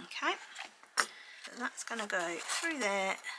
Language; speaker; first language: English; native; English